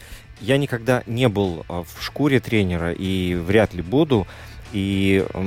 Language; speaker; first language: Russian; native; Russian